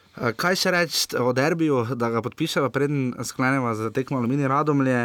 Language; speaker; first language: Slovenian; native; Slovenian